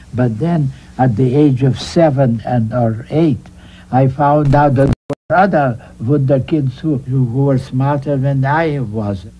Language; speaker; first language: English; non-native, fluent; Russian